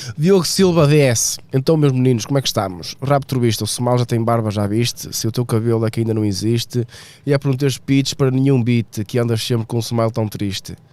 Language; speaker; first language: Portuguese; native; Portuguese